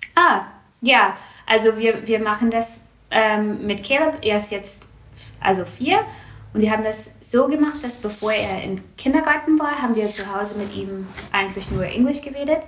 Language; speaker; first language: German; non-native, fluent; English